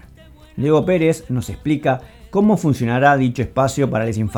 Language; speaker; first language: Spanish; native; Spanish